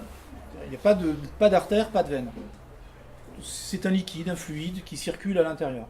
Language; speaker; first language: French; native; French